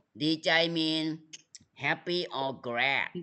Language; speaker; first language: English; non-native, learner; Thai